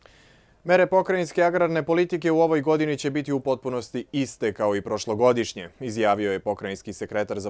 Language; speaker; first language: Serbian; native; Serbian